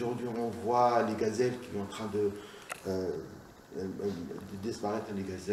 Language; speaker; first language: French; non-native, local second language; Arabic